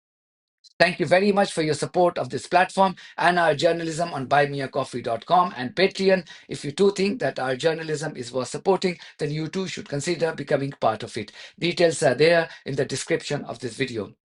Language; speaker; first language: English; non-native, local second language; Hindi